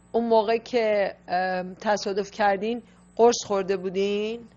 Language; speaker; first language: Persian; native; Persian